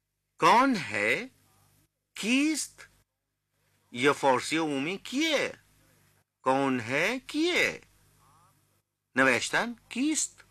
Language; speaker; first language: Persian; non-native, fluent; Urdu